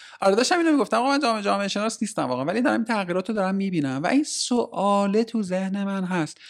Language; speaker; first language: Persian; native; Persian